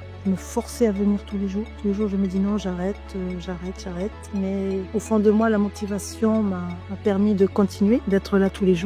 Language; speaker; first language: French; native; French